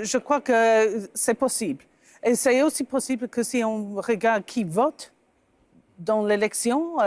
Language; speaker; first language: French; non-native, fluent; English